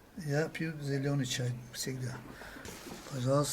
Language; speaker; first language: Russian; non-native, local second language; Tajik